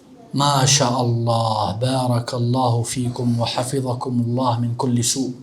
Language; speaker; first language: Arabic; non-native, fluent; Urdu